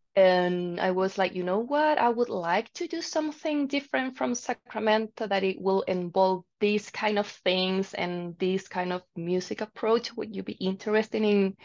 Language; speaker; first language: English; non-native, fluent; Spanish